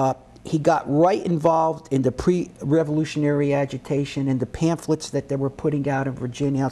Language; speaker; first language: English; native; English